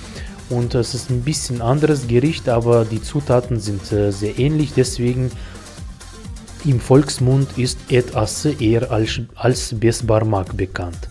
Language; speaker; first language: German; non-native, fluent; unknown